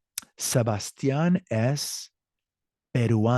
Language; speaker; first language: Spanish; non-native, learner; English